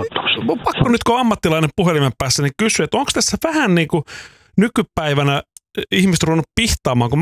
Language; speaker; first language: Finnish; native; Finnish